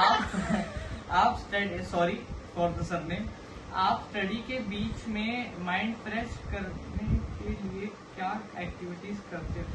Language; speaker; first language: Hindi; native; Hindi